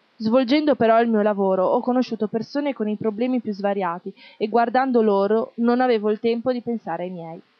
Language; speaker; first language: Italian; non-native, fluent; Arabic